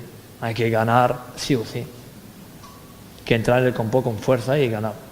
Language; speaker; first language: Spanish; non-native, fluent; French